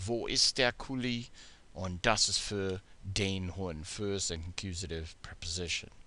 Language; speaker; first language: German; non-native, fluent; English